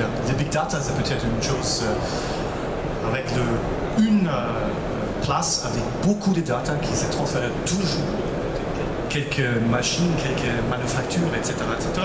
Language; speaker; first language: French; non-native, local second language; German